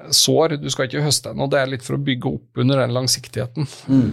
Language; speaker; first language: Norwegian; native; Norwegian